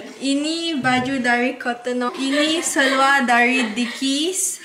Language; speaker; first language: Malay; non-native, local second language; English